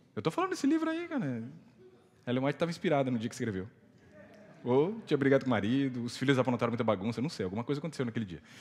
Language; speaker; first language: Portuguese; native; Portuguese